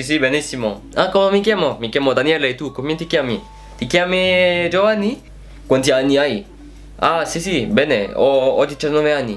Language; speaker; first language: Italian; non-native, learner; French